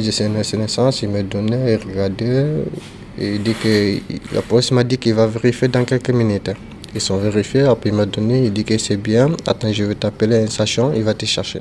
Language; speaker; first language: French; non-native, learner; Bambara